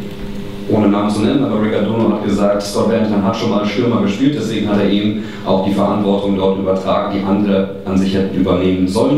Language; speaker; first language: German; native; German